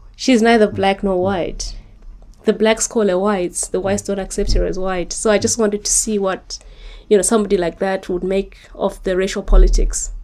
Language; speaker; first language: English; non-native, local second language; Shona